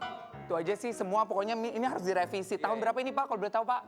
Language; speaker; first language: Indonesian; native; Indonesian